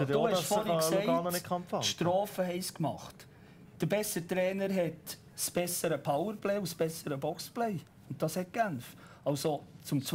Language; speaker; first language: German; native; German